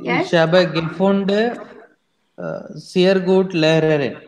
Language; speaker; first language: German; non-native, learner; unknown